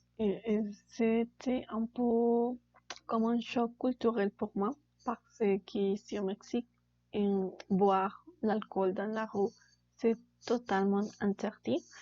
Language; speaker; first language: French; non-native, learner; Spanish